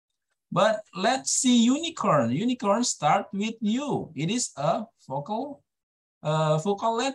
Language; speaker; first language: English; non-native, fluent; Indonesian